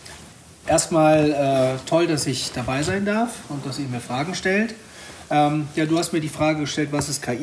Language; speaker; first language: German; native; German